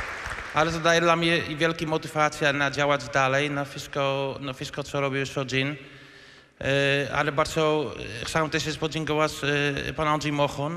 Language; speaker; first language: Polish; non-native, fluent; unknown